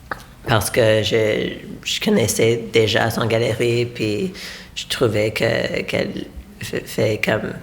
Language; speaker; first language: French; non-native, local second language; English